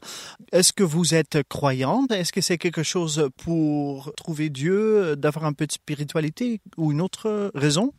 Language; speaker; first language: French; non-native, local second language; Dutch